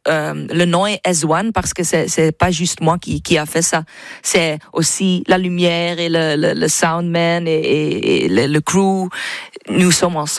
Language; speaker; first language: French; non-native, learner; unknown